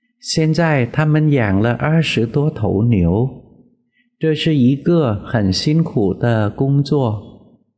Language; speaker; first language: Chinese; non-native, fluent; Vietnamese